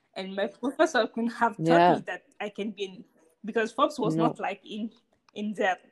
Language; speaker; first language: English; non-native, fluent; Hausa